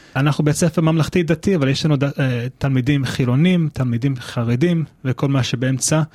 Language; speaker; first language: Hebrew; non-native, fluent; English